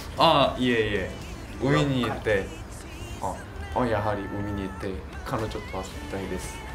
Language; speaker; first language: Japanese; non-native, learner; Korean